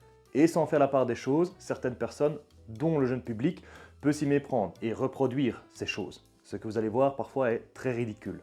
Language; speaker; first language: French; native; French